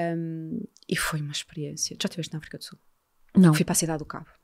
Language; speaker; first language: Portuguese; native; Portuguese